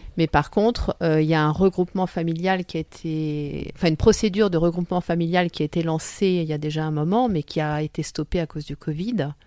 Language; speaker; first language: French; native; French